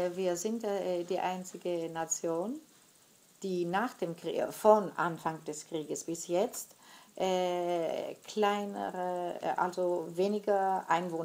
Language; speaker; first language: German; non-native, fluent; Greek